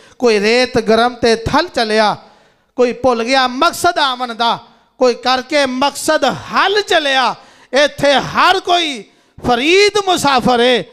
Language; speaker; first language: Urdu; non-native, local second language; Punjabi